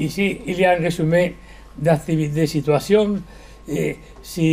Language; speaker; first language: French; non-native, learner; Spanish